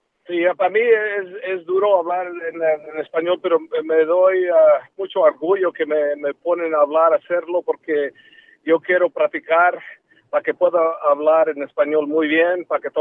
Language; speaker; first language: Spanish; early bilingual, heritage; Spanish